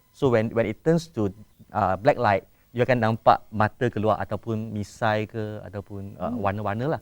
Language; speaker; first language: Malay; non-native, local second language; Chinese